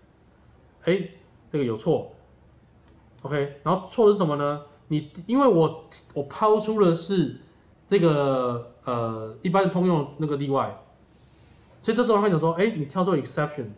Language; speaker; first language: Chinese; native; Chinese